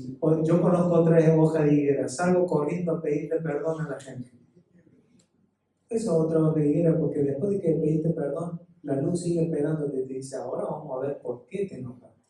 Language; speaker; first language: Spanish; native; Spanish